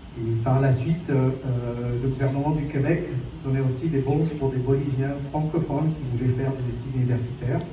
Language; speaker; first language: French; non-native, fluent; Spanish